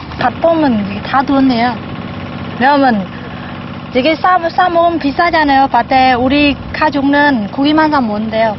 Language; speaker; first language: Korean; non-native, learner; Khmer